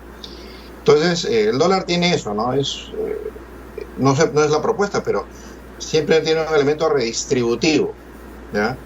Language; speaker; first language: Spanish; native; Spanish